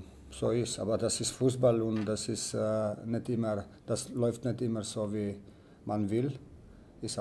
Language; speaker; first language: German; non-native, learner; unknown